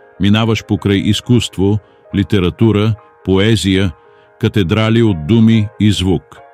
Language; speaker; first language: Bulgarian; non-native, learner; English